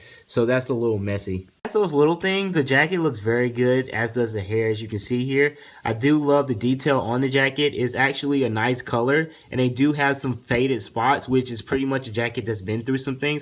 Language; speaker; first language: English; native; English